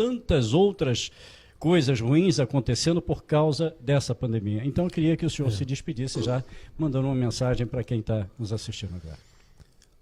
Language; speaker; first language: Portuguese; native; Portuguese